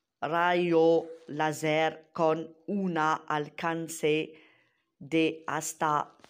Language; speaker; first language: Spanish; non-native, learner; Arabic